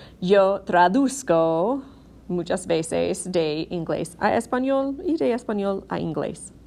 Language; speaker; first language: Spanish; non-native, fluent; English